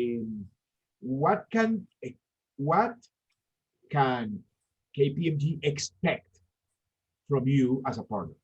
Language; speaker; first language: English; non-native, fluent; Spanish